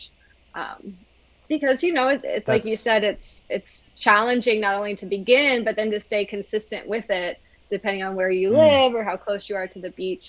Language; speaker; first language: English; native; English